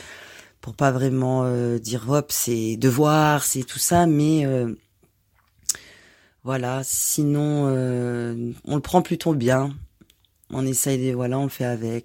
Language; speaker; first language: French; native; French